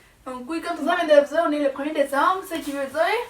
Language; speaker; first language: French; native; French